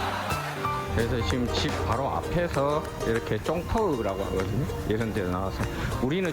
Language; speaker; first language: Korean; native; Korean